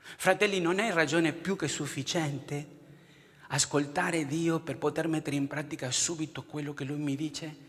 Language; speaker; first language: Italian; non-native, fluent; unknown